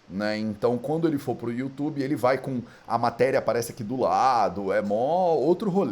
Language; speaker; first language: Portuguese; native; Portuguese